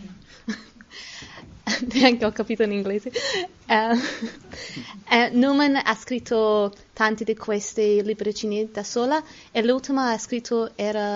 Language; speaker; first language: Italian; non-native, learner; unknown